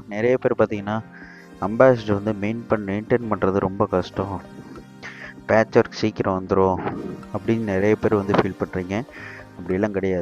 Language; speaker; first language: Tamil; native; Tamil